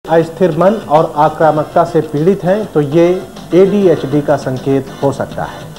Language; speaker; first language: Hindi; native; Hindi